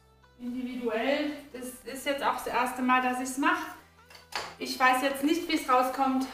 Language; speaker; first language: German; native; German